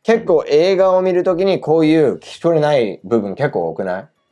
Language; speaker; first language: Japanese; non-native, fluent; English